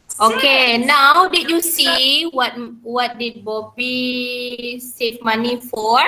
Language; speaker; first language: English; non-native, local second language; Malay